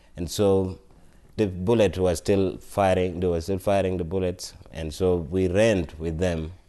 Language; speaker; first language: English; non-native, local second language; Acoli